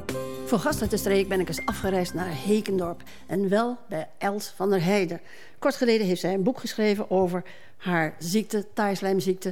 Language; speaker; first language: Dutch; native; Dutch